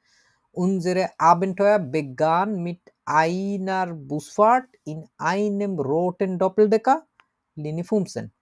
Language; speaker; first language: German; non-native, fluent; Bangla